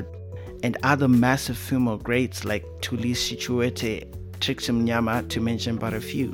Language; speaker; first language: English; non-native, local second language; Shona